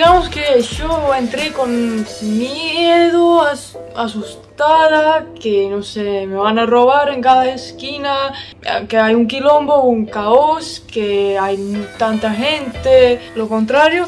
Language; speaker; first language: Spanish; non-native, fluent; Estonian